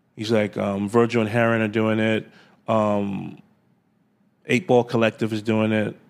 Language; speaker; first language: English; native; English